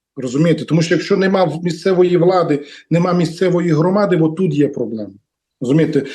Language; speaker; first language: Ukrainian; non-native, local second language; Romany